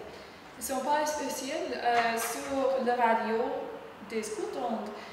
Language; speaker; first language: French; non-native, learner; English